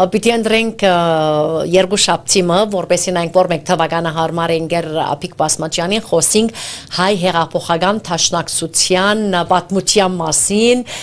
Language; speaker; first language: Armenian; early bilingual, heritage; Armenian